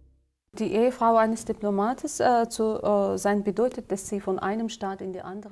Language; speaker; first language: German; non-native, fluent; Azerbaijani